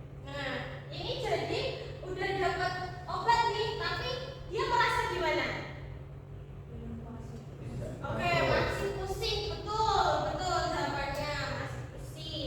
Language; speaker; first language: Indonesian; native; Indonesian